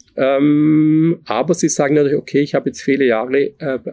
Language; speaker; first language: German; native; German